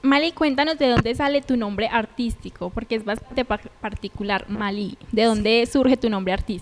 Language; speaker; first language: Spanish; native; Spanish